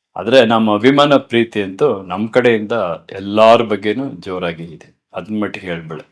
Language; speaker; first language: Kannada; native; Kannada